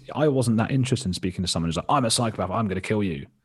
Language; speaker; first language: English; native; English